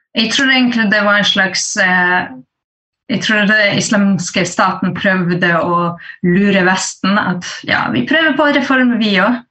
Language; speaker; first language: Norwegian; early bilingual, other home language; Kurdish